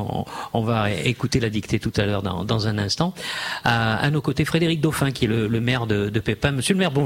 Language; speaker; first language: French; native; French